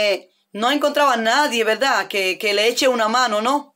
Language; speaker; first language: Spanish; native; Spanish